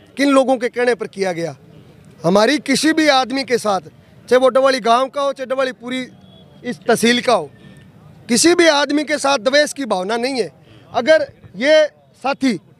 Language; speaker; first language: Hindi; native; Hindi